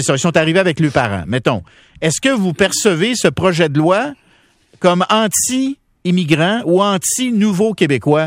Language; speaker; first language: French; native; French